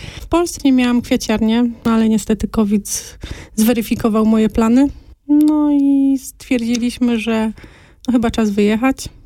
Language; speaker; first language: Polish; native; Polish